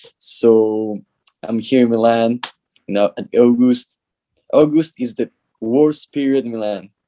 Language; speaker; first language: English; non-native, learner; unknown